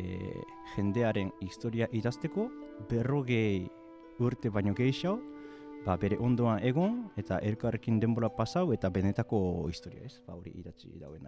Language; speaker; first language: Basque; non-native, fluent; Japanese